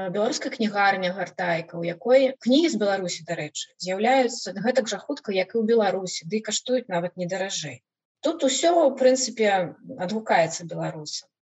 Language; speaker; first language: Belarusian; non-native, local second language; Russian